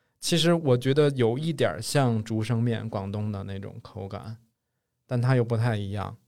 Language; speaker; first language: Chinese; native; Chinese